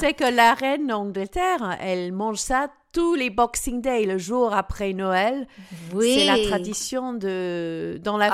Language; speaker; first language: French; non-native, fluent; English